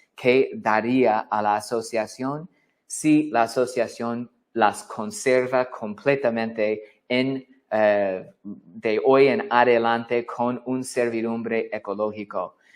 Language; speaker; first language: Spanish; non-native, fluent; English